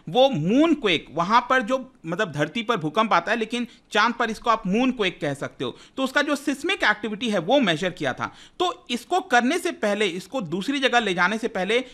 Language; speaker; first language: Hindi; native; Hindi